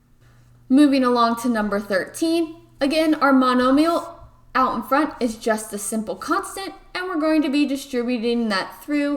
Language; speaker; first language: English; native; English